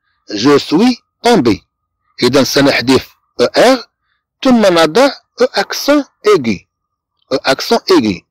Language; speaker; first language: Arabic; native; Arabic